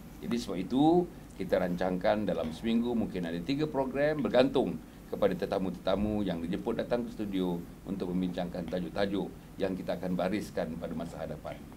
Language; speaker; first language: Malay; native; Malay